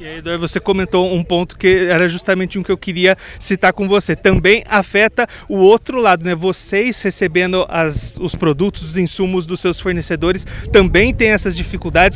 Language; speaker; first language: Portuguese; native; Portuguese